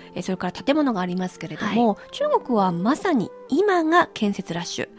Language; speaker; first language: Japanese; native; Japanese